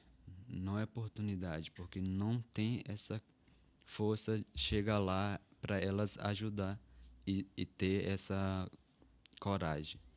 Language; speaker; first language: Portuguese; non-native, local second language; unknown